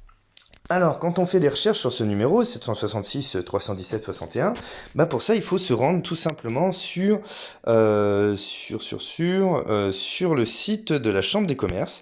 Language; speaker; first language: French; native; French